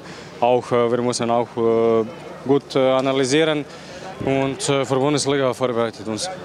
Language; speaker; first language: German; non-native, learner; Croatian